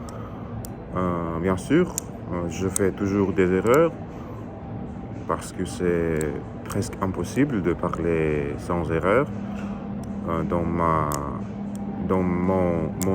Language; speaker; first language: French; non-native, learner; Russian